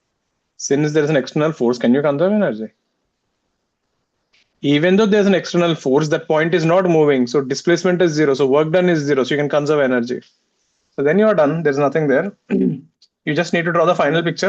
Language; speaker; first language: English; non-native, local second language; Hindi